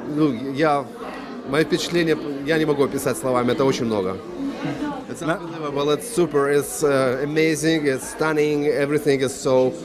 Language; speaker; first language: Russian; native; Russian